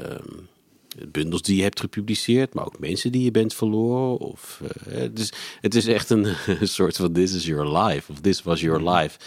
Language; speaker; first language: Dutch; native; Dutch